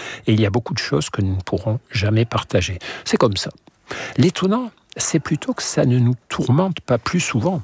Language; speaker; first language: French; native; French